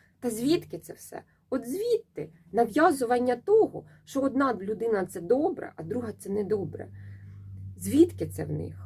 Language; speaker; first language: Ukrainian; native; Ukrainian